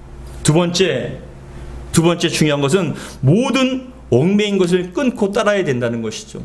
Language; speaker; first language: Korean; native; Korean